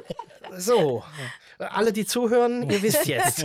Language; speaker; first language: German; native; German